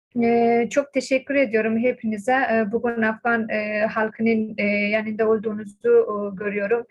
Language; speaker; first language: Turkish; non-native, fluent; Persian